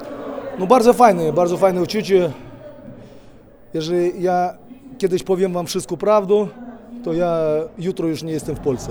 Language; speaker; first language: Polish; non-native, fluent; Russian